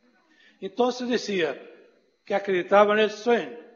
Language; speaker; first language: Portuguese; non-native, fluent; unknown